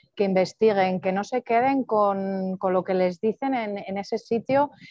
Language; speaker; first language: Spanish; native; Spanish